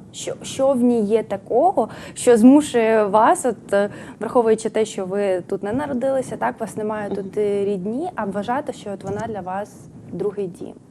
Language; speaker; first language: Ukrainian; native; Ukrainian